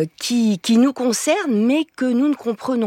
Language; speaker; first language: French; native; French